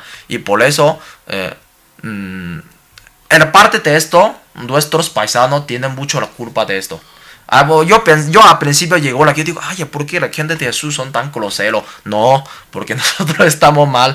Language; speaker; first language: Spanish; non-native, learner; Cantonese